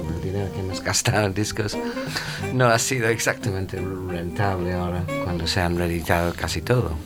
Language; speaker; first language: Spanish; non-native, fluent; English